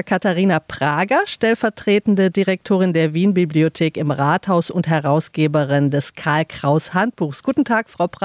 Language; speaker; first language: German; native; German